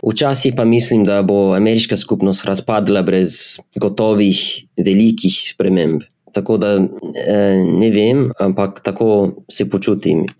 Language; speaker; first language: Slovenian; non-native, fluent; English